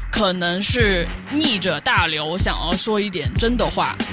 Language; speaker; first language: Chinese; native; Chinese